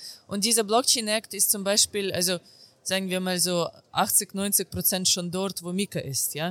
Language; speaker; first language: German; non-native, fluent; Ukrainian